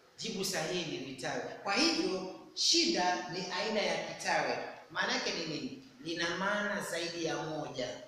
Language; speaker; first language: Swahili; non-native, local second language; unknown